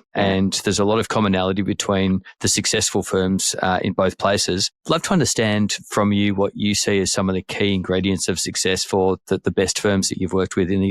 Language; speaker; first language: English; native; English